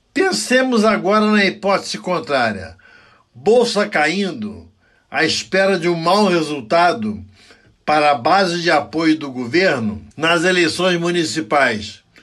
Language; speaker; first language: Portuguese; native; Portuguese